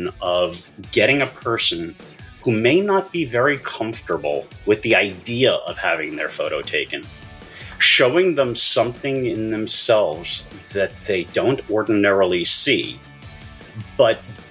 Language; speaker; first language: English; native; English